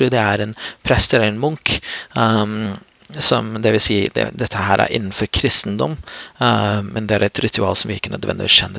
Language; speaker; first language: Norwegian; non-native, fluent; English